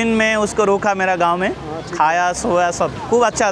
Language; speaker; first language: Hindi; non-native, learner; Bangla